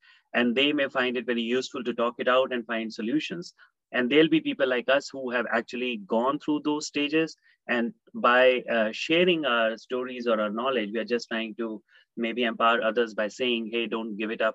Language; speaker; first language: English; non-native, local second language; Hindi